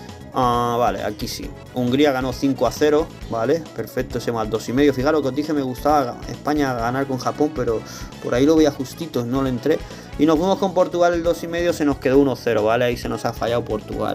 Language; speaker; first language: Spanish; native; Spanish